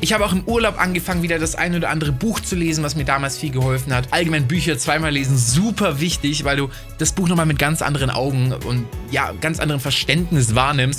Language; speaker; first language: German; native; German